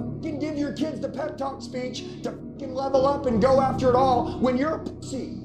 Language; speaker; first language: English; native; English